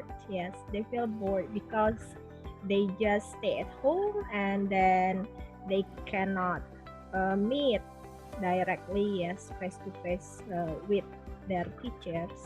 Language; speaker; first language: English; non-native, local second language; Indonesian